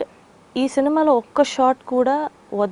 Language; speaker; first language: Telugu; non-native, learner; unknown